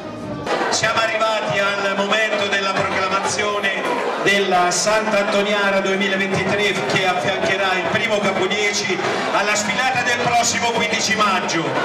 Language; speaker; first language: Italian; native; Italian